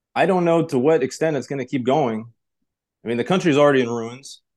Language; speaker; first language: English; non-native, fluent; Uzbek